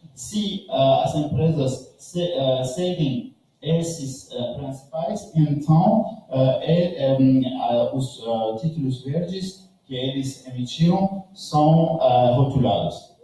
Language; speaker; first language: Portuguese; non-native, learner; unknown